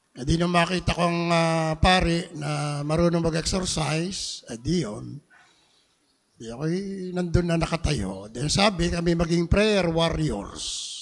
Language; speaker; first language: Filipino; native; Filipino